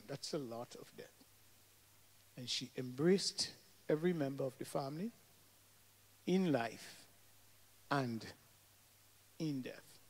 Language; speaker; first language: English; native; English